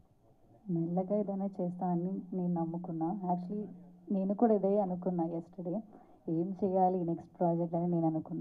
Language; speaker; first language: Telugu; non-native, learner; Malayalam